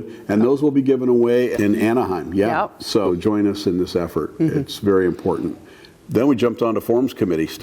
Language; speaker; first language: English; native; English